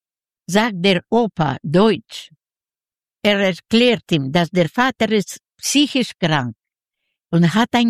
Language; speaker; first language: German; non-native, learner; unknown